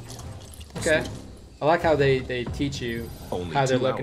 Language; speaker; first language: English; native; English